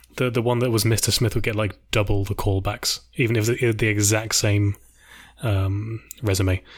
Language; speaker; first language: English; native; English